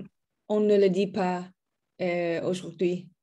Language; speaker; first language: French; non-native, learner; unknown